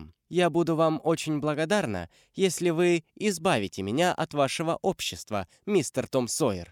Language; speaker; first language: Russian; native; Russian